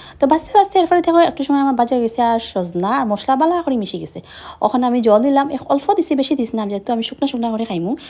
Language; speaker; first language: Bangla; non-native, local second language; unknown